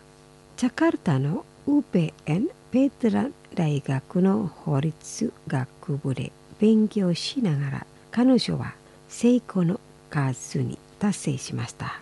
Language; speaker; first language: Japanese; non-native, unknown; Indonesian